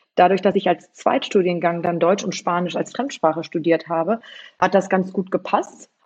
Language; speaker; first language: German; early bilingual, other home language; Polish